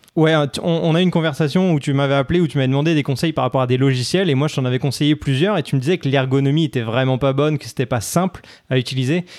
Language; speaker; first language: French; native; French